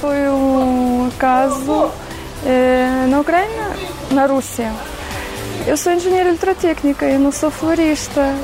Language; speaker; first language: Portuguese; non-native, fluent; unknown